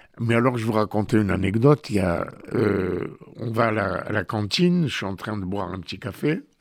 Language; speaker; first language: French; native; French